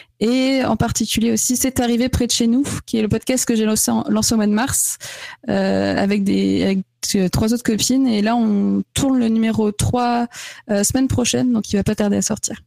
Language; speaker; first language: French; native; French